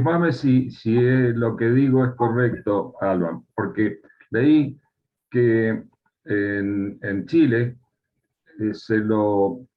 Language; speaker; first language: Spanish; native; Spanish